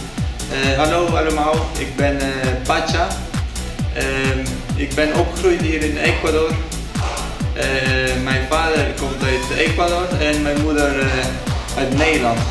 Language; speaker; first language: Dutch; early bilingual, heritage; Spanish